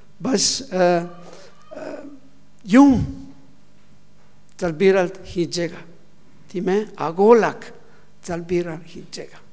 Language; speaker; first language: Mongolian; non-native, learner; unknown